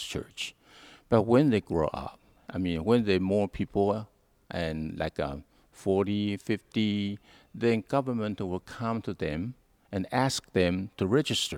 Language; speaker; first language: English; non-native, learner; Hakka Chinese